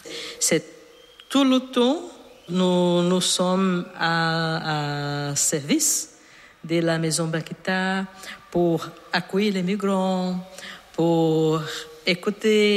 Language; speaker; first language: French; non-native, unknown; Portuguese